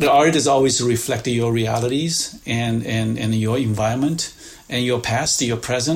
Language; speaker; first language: English; non-native, fluent; Chinese